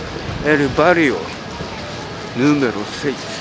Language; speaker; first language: Spanish; non-native, learner; Japanese